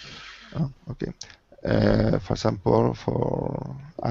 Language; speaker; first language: English; non-native, learner; Spanish